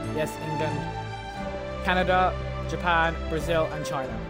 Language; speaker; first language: English; native; English